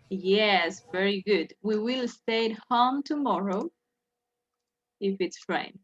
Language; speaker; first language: English; non-native, fluent; Spanish